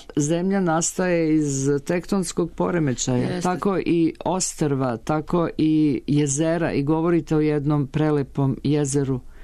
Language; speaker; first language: Serbian; native; Serbian